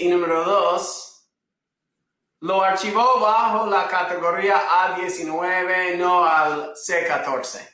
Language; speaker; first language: Spanish; non-native, fluent; English